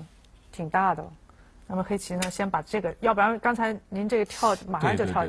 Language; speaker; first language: Chinese; native; Chinese